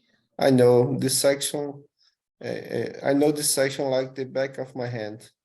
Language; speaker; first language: English; non-native, learner; Portuguese